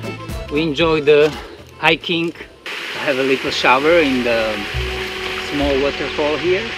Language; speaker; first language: English; non-native, fluent; Slovak